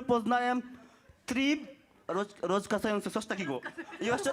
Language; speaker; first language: Polish; non-native, learner; Bangla